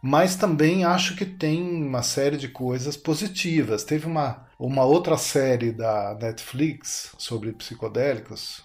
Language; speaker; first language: Portuguese; native; Portuguese